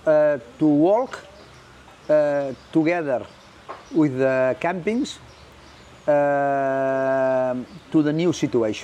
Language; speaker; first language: English; non-native, learner; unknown